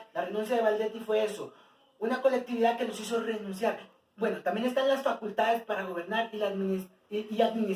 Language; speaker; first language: Spanish; native; Spanish